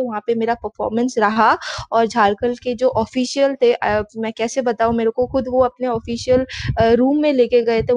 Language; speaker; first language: Hindi; non-native, local second language; Bangla